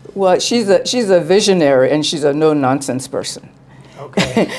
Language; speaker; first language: English; native; English